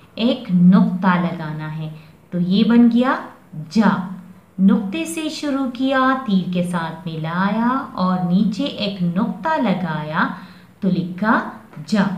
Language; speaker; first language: Urdu; non-native, local second language; Pashto